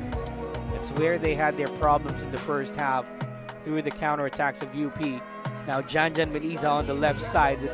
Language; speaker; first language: English; non-native, local second language; Filipino